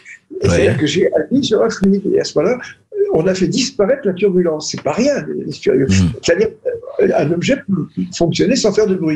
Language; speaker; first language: French; native; French